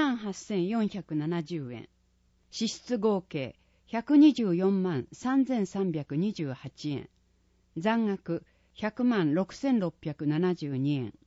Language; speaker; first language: Japanese; native; Japanese